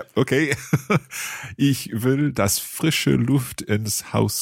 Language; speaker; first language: German; non-native, learner; English